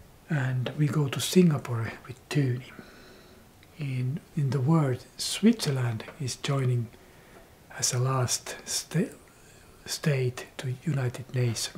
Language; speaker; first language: English; non-native, fluent; Finnish